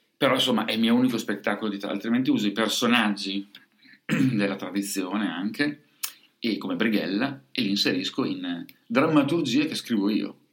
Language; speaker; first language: Italian; native; Italian